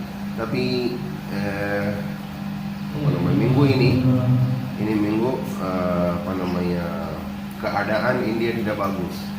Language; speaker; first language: Indonesian; non-native, learner; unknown